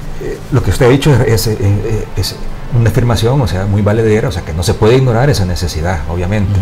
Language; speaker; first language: Spanish; native; Spanish